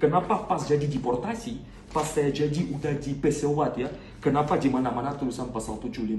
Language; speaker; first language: Indonesian; non-native, learner; Russian